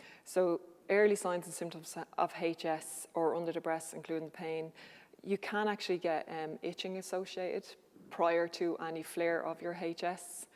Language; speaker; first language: English; native; English